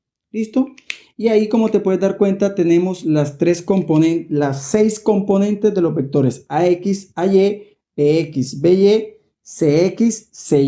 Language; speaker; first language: Spanish; native; Spanish